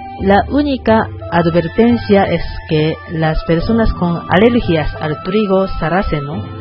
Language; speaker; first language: Spanish; non-native, learner; Japanese